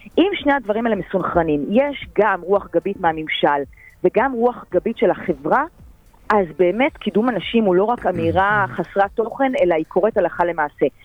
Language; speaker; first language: Hebrew; native; Hebrew